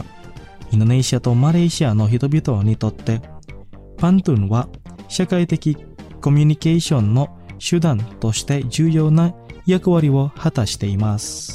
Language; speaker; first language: Japanese; non-native, fluent; Indonesian